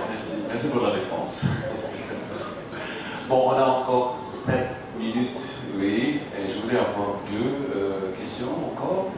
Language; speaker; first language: French; non-native, fluent; Indonesian